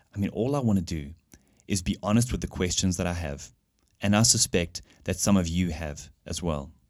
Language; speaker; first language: English; native; English